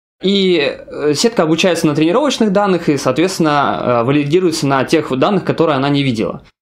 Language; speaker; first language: Russian; native; Russian